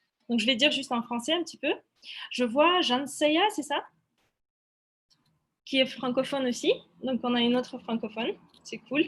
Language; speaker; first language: French; non-native, fluent; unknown